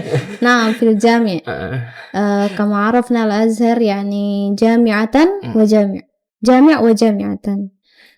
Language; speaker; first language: Arabic; non-native, fluent; Indonesian